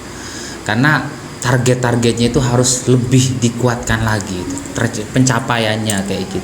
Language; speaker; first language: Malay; non-native, local second language; Javanese